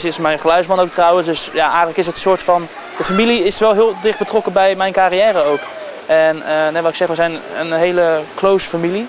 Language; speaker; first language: Dutch; native; Dutch